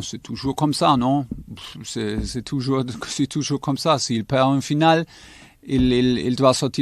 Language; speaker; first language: French; non-native, fluent; German